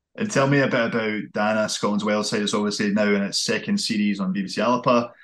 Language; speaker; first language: English; native; English